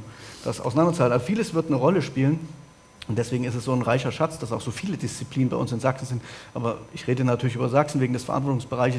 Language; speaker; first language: German; native; German